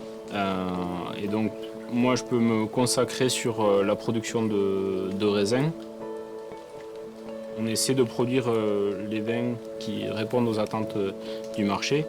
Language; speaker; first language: French; native; French